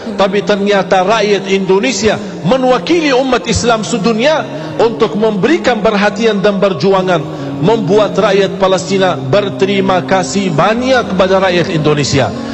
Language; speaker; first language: Malay; non-native, fluent; Arabic